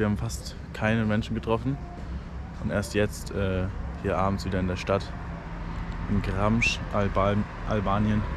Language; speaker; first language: German; native; German